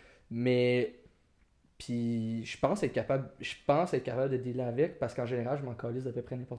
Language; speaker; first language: French; native; French